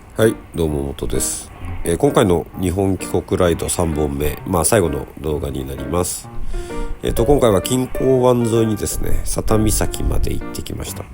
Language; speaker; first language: Japanese; native; Japanese